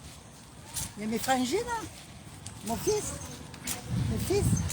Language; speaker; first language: French; native; French